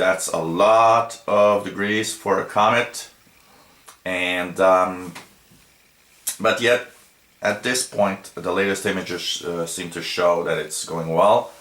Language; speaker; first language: English; non-native, local second language; French